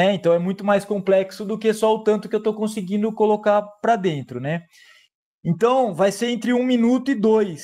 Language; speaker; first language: Portuguese; native; Portuguese